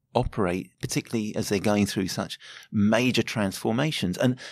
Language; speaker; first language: English; native; English